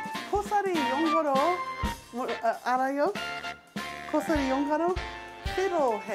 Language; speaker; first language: Korean; non-native, learner; English